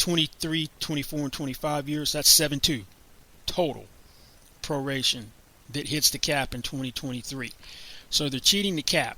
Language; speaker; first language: English; native; English